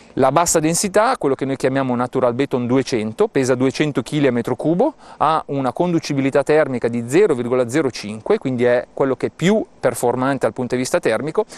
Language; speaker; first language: Italian; native; Italian